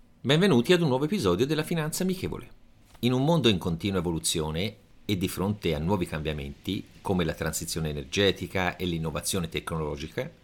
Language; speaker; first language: Italian; native; Italian